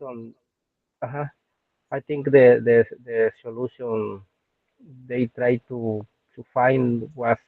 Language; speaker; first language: English; non-native, learner; Spanish